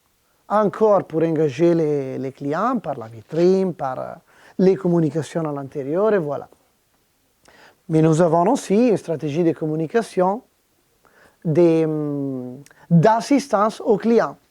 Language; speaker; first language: French; non-native, fluent; Italian